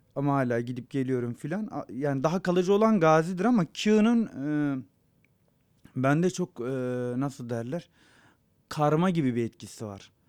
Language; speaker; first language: Turkish; non-native, local second language; Zaza